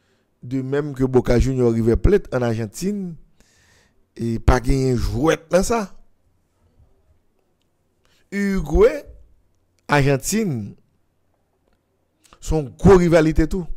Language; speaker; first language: French; non-native, local second language; Haitian Creole